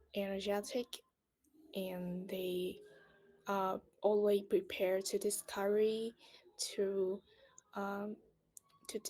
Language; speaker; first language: English; non-native, learner; Vietnamese